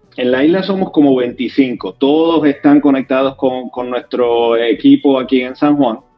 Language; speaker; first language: Spanish; native; Spanish